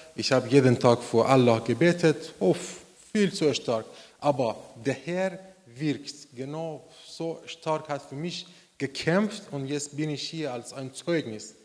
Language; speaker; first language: German; non-native, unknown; Persian